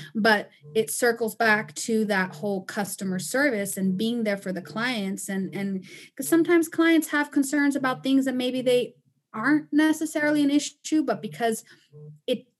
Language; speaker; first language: English; non-native, fluent; Spanish